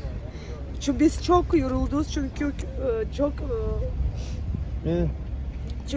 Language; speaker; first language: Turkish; non-native, learner; Ukrainian